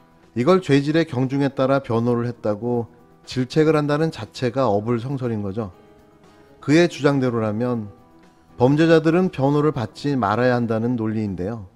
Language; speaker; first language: Korean; native; Korean